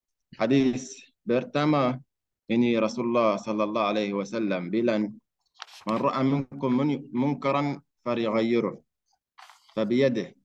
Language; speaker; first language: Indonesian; non-native, learner; Arabic